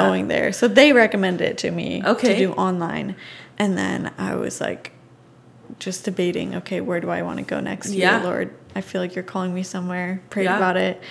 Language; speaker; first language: English; native; English